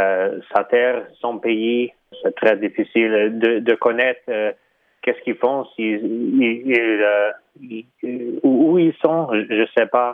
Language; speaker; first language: French; early bilingual, heritage; Ukrainian